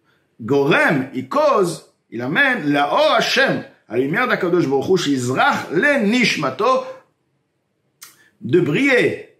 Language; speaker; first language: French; native; French